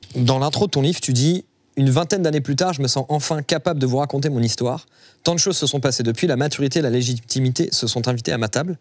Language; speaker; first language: French; native; French